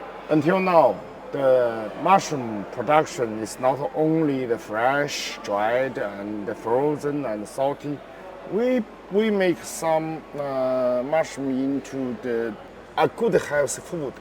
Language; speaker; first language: English; non-native, learner; Chinese